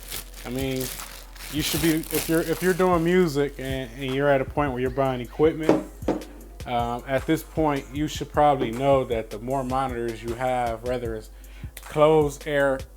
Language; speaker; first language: English; native; English